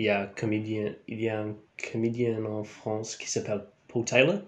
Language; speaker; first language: French; non-native, learner; English